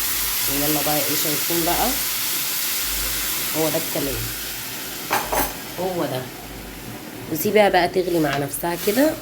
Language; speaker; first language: Arabic; native; Arabic